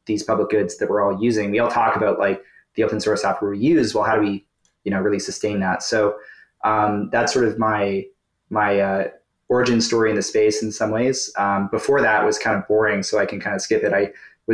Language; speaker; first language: English; native; English